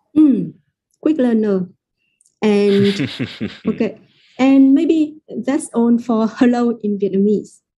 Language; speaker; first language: English; non-native, fluent; Vietnamese